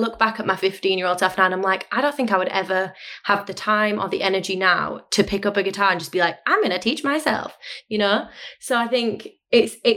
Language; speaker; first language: English; native; English